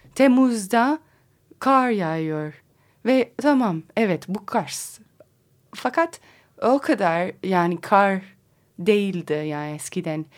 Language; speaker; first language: Turkish; non-native, learner; English